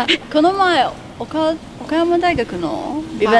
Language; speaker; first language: Japanese; non-native, learner; Chinese